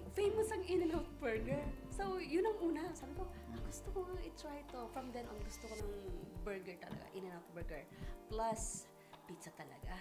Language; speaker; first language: Filipino; non-native, local second language; Iloko